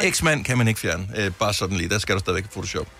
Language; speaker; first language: Danish; native; Danish